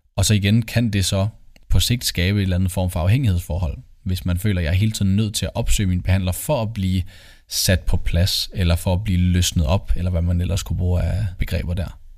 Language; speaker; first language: Danish; native; Danish